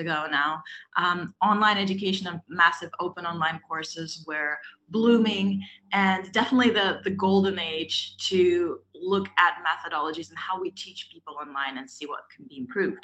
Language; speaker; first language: English; non-native, fluent; Russian